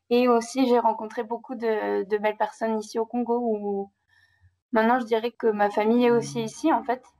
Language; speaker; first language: French; native; French